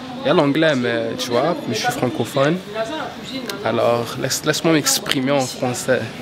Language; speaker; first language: French; early bilingual, heritage; French